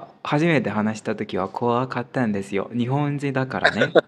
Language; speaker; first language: Japanese; non-native, fluent; Burmese